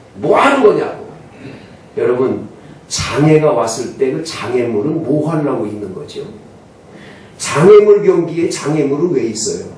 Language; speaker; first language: Korean; native; Korean